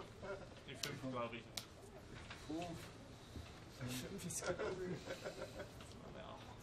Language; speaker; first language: German; native; German